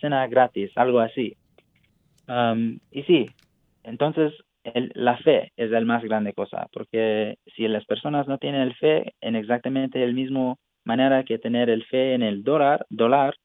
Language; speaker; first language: Spanish; non-native, fluent; English